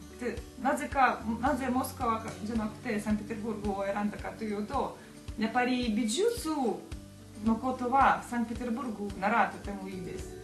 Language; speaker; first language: Japanese; non-native, fluent; Russian